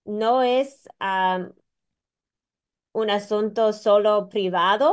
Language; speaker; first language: Spanish; non-native, fluent; English